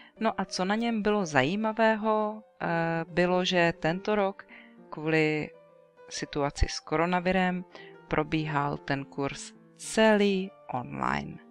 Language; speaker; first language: Czech; native; Czech